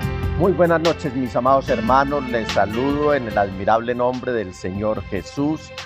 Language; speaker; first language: Spanish; native; Spanish